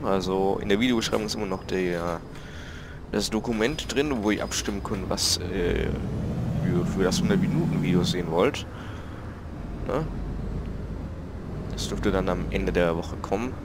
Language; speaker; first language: German; native; German